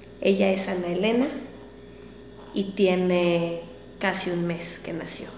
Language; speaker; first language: Spanish; native; Spanish